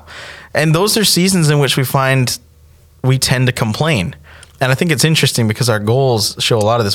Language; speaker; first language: English; native; English